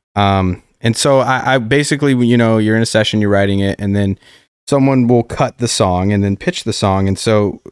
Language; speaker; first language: English; native; English